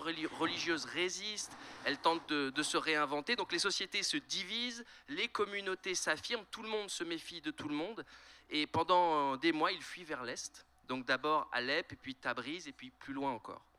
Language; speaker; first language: French; native; French